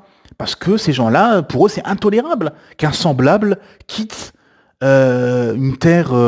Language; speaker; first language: French; native; French